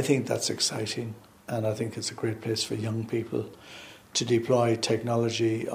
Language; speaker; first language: English; native; English